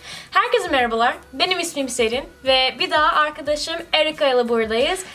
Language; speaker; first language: Turkish; early bilingual, heritage; Turkish